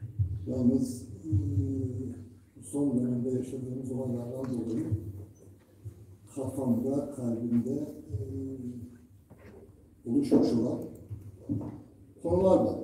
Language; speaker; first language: Turkish; native; Turkish